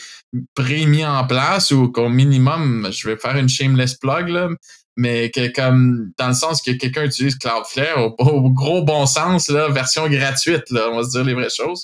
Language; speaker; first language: French; native; French